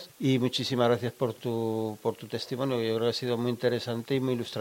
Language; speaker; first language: Spanish; native; Spanish